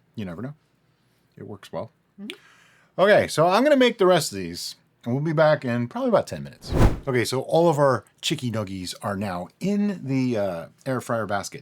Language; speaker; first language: English; native; English